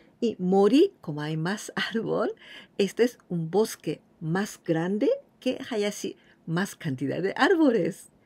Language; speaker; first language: Spanish; non-native, fluent; Japanese